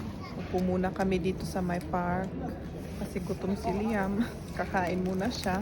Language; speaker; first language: Filipino; native; Filipino